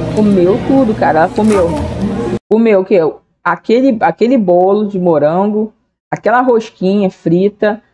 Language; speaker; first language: Portuguese; native; Portuguese